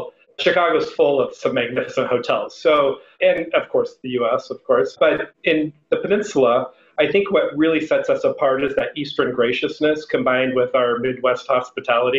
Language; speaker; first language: English; native; English